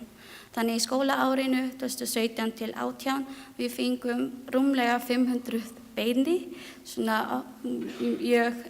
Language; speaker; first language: Icelandic; non-native, learner; Filipino